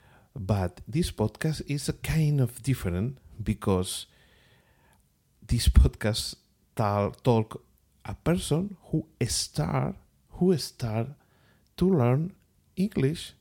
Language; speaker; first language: English; non-native, learner; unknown